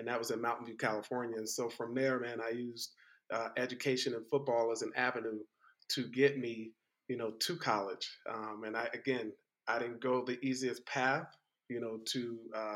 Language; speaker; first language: English; native; English